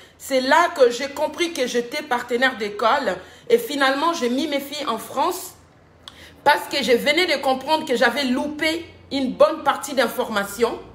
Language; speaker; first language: French; non-native, local second language; Lingala